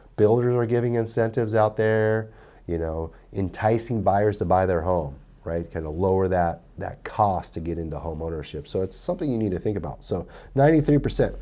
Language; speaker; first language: English; native; English